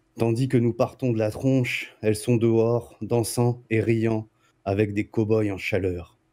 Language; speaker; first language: French; native; French